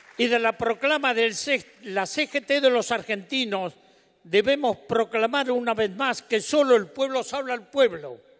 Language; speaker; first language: Spanish; native; Spanish